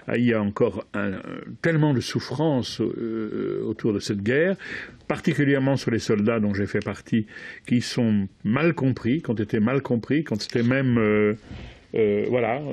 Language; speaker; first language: French; native; French